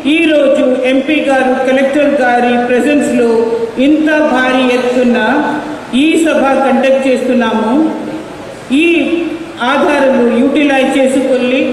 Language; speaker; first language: Telugu; non-native, learner; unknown